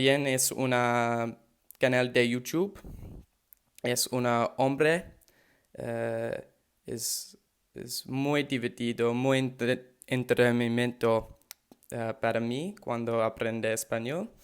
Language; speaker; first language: Spanish; non-native, learner; English